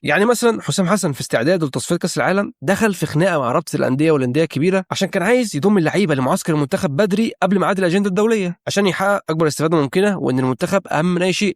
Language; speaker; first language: Arabic; native; Arabic